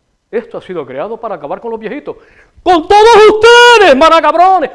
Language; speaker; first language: Spanish; native; Spanish